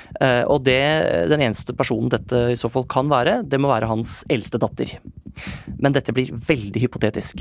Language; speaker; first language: Norwegian; native; Norwegian